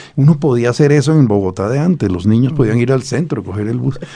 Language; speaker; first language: Spanish; native; Spanish